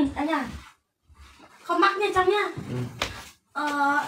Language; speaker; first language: Vietnamese; non-native, learner; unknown